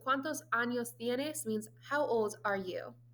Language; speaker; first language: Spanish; non-native, fluent; English